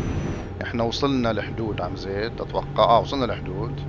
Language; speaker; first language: Arabic; native; Arabic